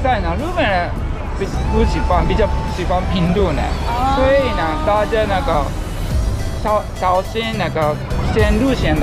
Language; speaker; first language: Chinese; non-native, learner; Japanese